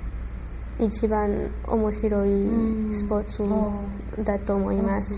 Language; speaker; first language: Japanese; non-native, learner; Spanish